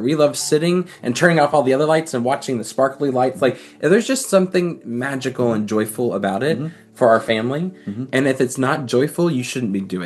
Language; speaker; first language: English; native; English